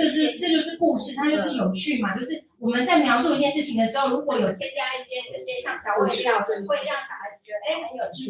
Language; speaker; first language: Chinese; native; Chinese